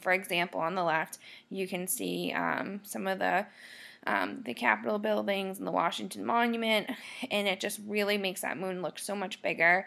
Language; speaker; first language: English; native; English